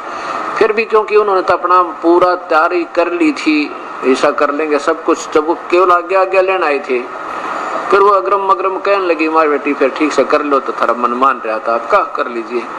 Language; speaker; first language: Hindi; non-native, local second language; Haryanvi